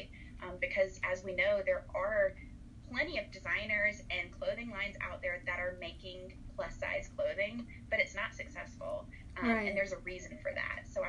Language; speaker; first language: English; native; English